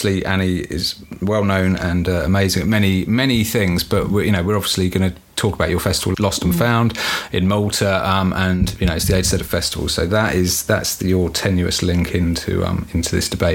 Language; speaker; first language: English; native; English